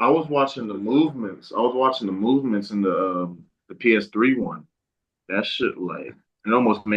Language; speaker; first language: English; native; English